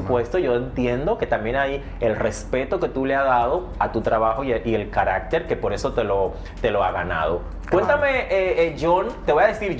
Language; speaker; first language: Spanish; native; Spanish